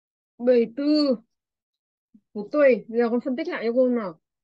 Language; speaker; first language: Chinese; non-native, fluent; Vietnamese